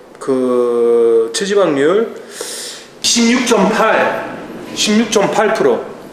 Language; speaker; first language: Korean; early bilingual, heritage; Korean